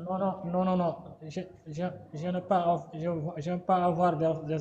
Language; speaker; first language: French; non-native, learner; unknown